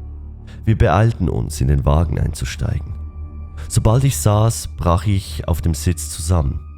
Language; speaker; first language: German; native; German